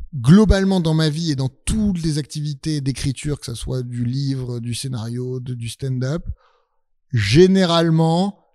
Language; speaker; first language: French; native; French